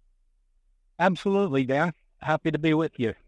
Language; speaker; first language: English; native; English